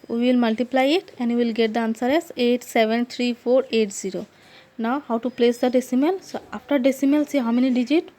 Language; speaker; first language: English; non-native, local second language; Assamese